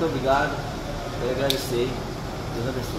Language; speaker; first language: Portuguese; native; Portuguese